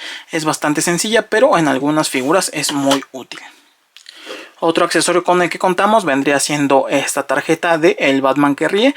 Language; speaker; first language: Spanish; native; Spanish